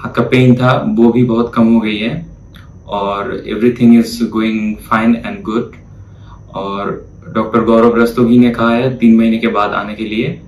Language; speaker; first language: Hindi; non-native, fluent; Bangla